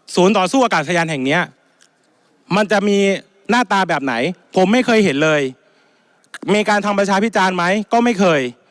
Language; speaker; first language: Thai; native; Thai